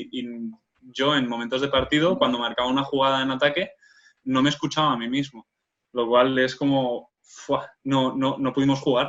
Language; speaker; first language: Spanish; non-native, local second language; Catalan